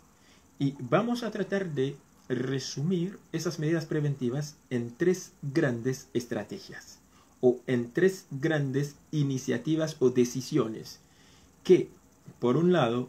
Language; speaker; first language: Spanish; non-native, fluent; Haitian Creole